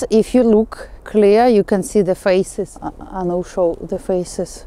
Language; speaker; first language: English; non-native, fluent; Russian